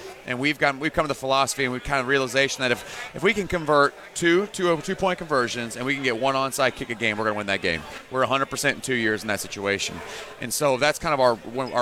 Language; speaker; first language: English; native; English